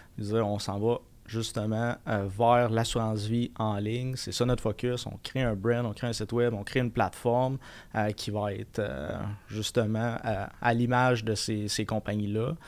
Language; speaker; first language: French; native; French